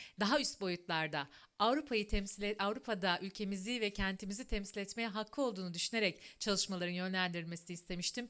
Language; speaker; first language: Turkish; native; Turkish